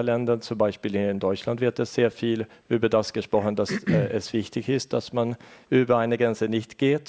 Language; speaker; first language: German; non-native, fluent; Estonian